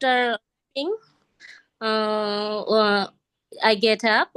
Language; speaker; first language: English; non-native, learner; Bangla